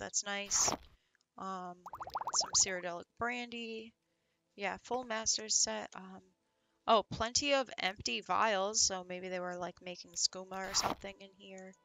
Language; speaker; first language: English; native; English